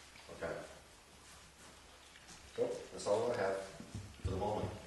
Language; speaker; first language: English; native; English